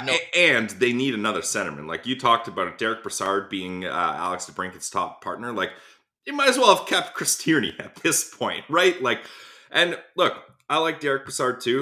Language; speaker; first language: English; native; English